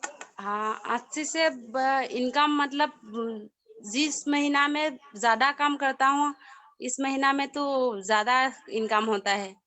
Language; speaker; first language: Hindi; non-native, local second language; Assamese